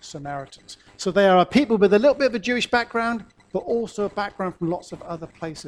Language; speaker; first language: English; native; English